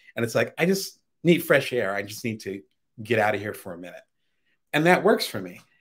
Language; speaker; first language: English; native; English